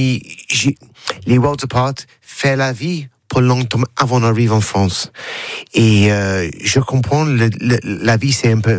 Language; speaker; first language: French; non-native, learner; English